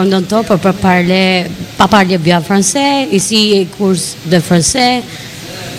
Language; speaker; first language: French; non-native, learner; Albanian